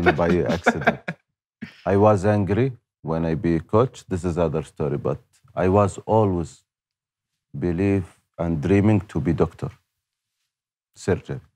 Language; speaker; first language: English; non-native, learner; Arabic